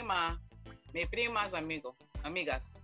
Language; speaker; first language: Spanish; non-native, learner; English